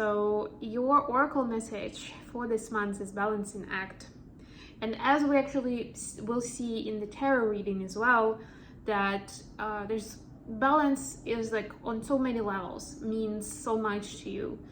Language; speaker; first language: English; non-native, fluent; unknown